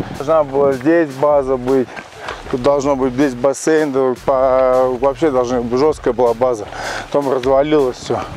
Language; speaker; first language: Russian; native; Russian